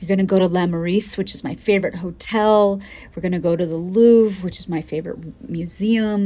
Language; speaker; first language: English; native; English